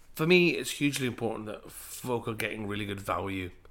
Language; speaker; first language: English; native; English